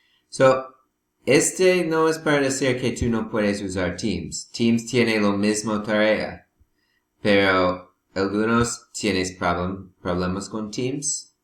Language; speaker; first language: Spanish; non-native, learner; English